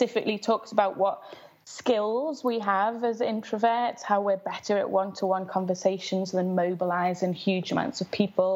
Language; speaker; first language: English; native; English